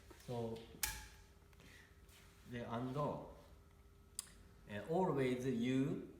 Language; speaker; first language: English; non-native, learner; Japanese